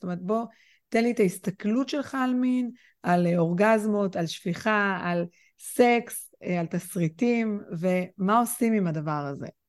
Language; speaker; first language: Hebrew; native; Hebrew